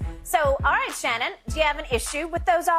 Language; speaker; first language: English; native; English